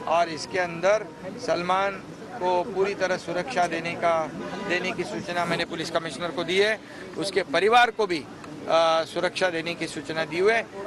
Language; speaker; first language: Hindi; non-native, local second language; Marathi